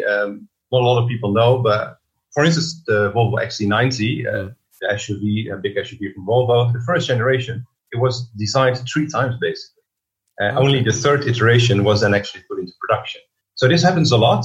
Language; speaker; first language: English; non-native, fluent; Dutch